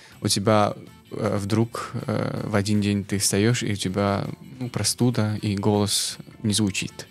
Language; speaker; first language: Russian; non-native, local second language; Persian